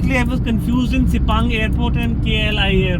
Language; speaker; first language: English; non-native, local second language; Hindi